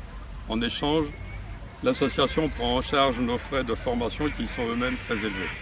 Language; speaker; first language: French; native; French